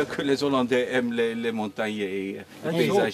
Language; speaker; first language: French; non-native, fluent; Dutch